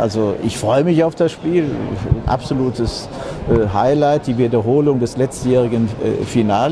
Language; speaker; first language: German; native; German